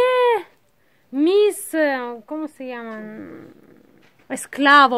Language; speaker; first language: Spanish; non-native, learner; Russian